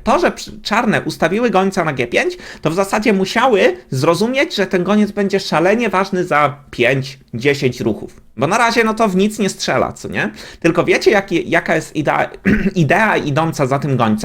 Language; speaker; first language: Polish; native; Polish